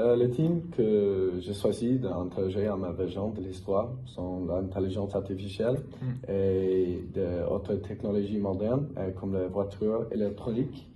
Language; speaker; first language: French; non-native, learner; English